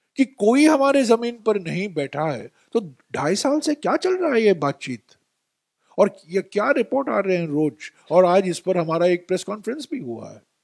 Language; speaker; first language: Hindi; non-native, local second language; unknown